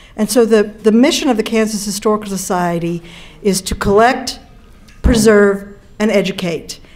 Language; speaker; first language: English; native; English